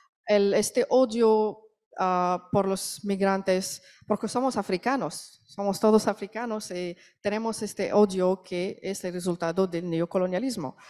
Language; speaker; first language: Spanish; non-native, learner; Arabic